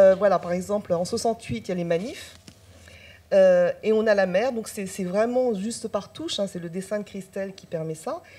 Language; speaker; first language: French; non-native, local second language; Chinese